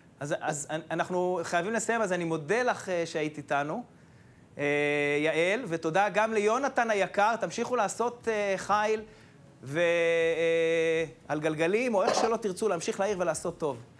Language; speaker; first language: Hebrew; native; Hebrew